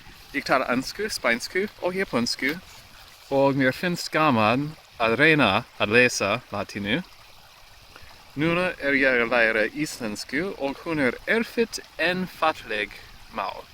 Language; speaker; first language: Icelandic; non-native, learner; English